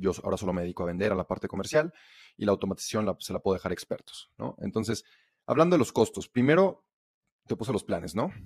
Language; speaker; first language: Spanish; native; Spanish